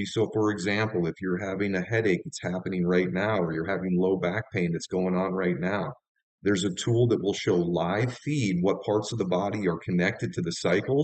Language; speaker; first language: English; native; English